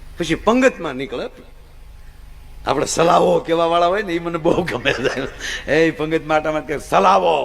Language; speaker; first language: Gujarati; native; Gujarati